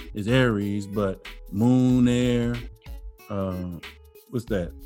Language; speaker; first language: English; native; English